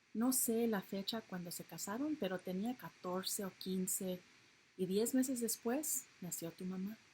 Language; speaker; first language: Spanish; early bilingual, heritage; Spanish